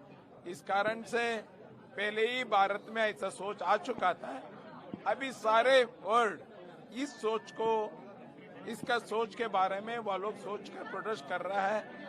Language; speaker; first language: Hindi; non-native, local second language; Kannada